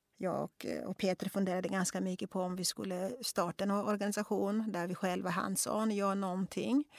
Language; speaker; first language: Swedish; non-native, fluent; Kongo